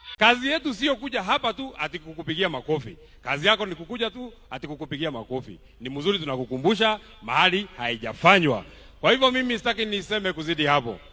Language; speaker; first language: Swahili; non-native, local second language; Kikuyu